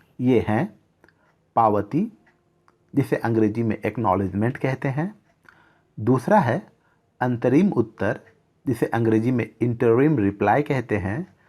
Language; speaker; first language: Hindi; native; Hindi